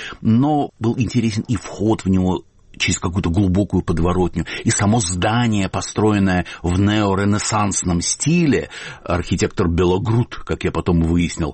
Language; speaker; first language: Russian; native; Russian